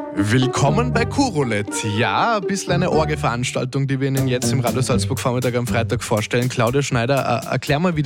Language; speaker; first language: German; native; German